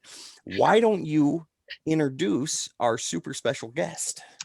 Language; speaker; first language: English; native; English